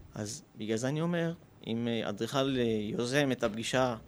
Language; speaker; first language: Hebrew; early bilingual, other home language; Russian